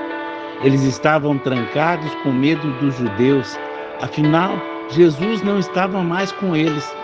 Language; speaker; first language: Portuguese; native; Portuguese